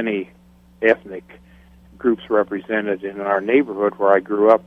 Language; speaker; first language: English; native; English